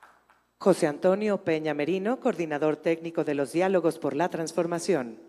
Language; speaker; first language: Spanish; native; Spanish